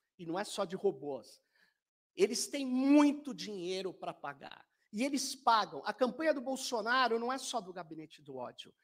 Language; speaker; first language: Portuguese; native; Portuguese